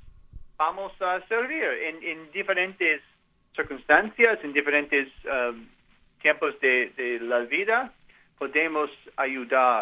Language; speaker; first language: Spanish; non-native, learner; English